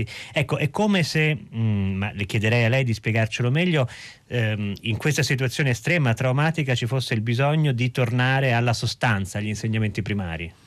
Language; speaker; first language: Italian; native; Italian